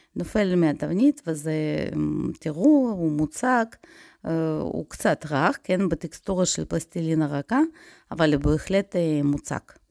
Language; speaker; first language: Hebrew; non-native, fluent; Russian